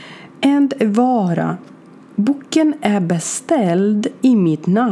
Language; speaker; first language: Swedish; non-native, learner; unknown